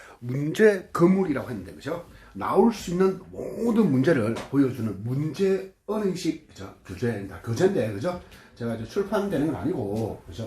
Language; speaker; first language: Korean; native; Korean